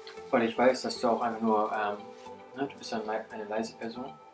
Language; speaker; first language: German; native; German